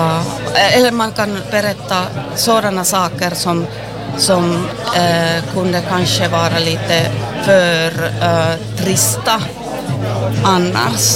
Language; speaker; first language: Swedish; non-native, local second language; Finnish